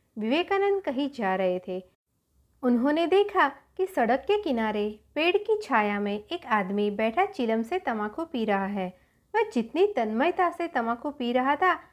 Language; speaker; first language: Hindi; non-native, local second language; Gujarati